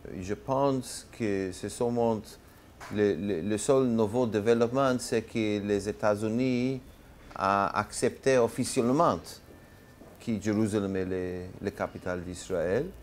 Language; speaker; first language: French; non-native, learner; Hebrew